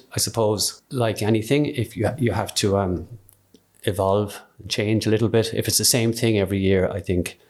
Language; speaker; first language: English; native; English